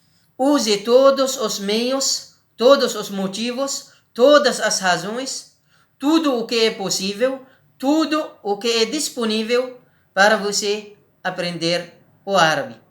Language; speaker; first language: Portuguese; non-native, learner; Arabic